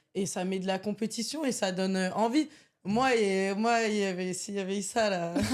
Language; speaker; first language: French; native; French